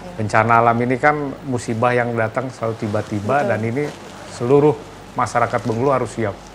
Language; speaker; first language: Indonesian; native; Indonesian